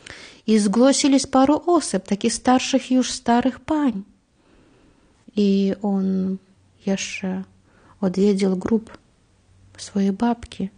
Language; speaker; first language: Polish; non-native, learner; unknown